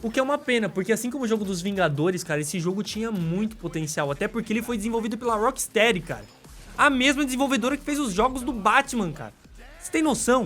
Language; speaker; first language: Portuguese; native; Portuguese